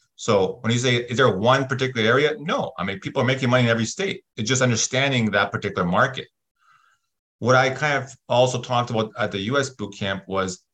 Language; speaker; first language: English; native; English